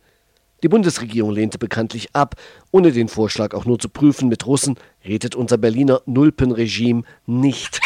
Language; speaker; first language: German; native; German